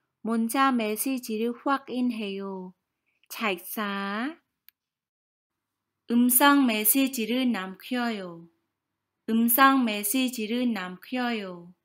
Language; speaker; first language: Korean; non-native, fluent; Khmer